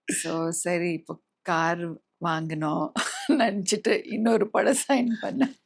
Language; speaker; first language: Tamil; non-native, local second language; English